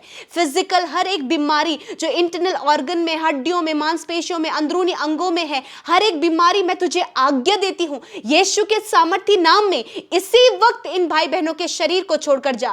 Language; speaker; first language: Hindi; native; Hindi